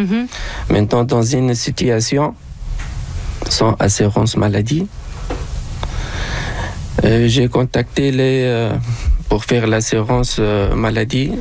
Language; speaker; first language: French; non-native, local second language; Arabic